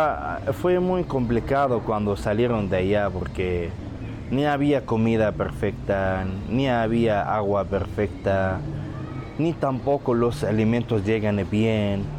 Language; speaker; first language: Spanish; non-native, fluent; Arabic